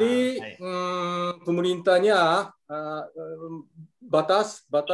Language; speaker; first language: Indonesian; non-native, learner; Japanese